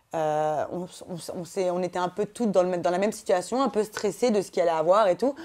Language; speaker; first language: French; native; French